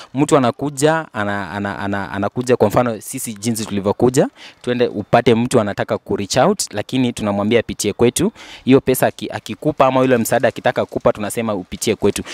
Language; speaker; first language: Swahili; native; Swahili